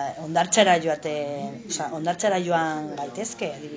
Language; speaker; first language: Basque; non-native, learner; Spanish